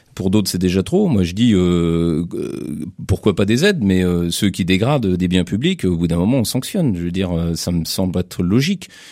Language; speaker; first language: French; native; French